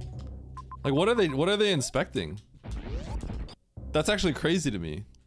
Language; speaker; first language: English; native; English